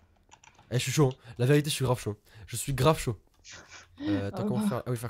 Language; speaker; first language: French; native; French